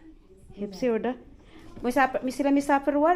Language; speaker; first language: Turkish; non-native, learner; Filipino